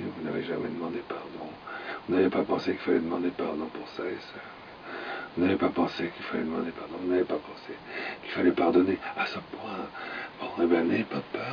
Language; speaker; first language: French; native; French